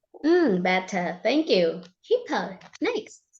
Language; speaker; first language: English; non-native, fluent; Vietnamese